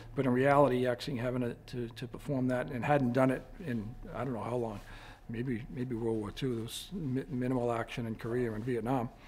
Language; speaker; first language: English; native; English